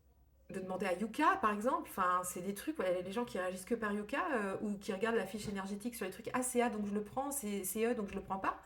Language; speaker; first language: French; native; French